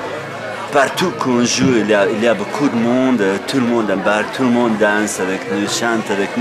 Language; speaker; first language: French; non-native, fluent; Bosnian